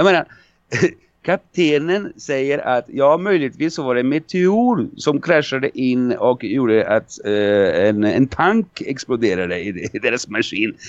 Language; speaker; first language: Swedish; non-native, fluent; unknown